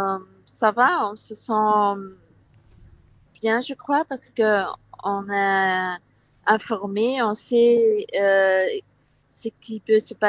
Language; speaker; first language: French; non-native, local second language; Dutch